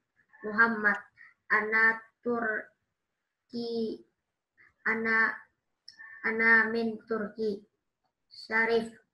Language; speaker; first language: Arabic; non-native, learner; Indonesian